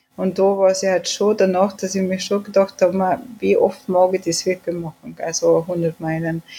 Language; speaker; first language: German; non-native, fluent; Swedish